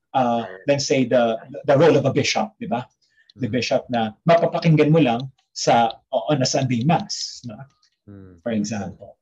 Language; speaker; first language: English; non-native, local second language; Filipino